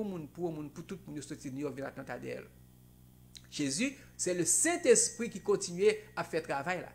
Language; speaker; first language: French; non-native, local second language; Haitian Creole